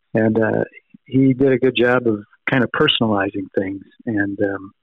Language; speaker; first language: English; native; English